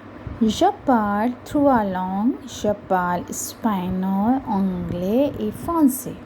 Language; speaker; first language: French; non-native, fluent; Hindi